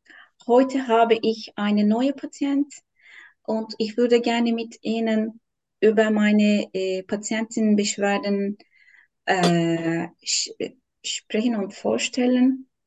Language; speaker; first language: German; non-native, learner; Turkish